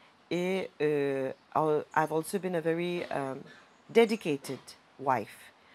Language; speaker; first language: English; non-native, local second language; Morisyen